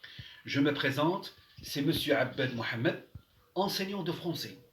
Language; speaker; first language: French; non-native, local second language; Arabic